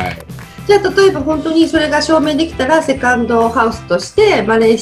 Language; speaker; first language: Japanese; native; Japanese